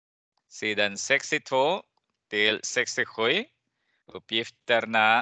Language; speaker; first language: Swedish; non-native, fluent; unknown